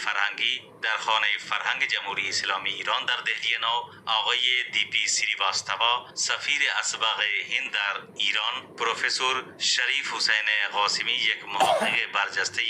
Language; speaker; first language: Persian; non-native, fluent; Urdu